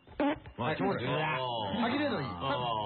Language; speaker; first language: Japanese; native; Japanese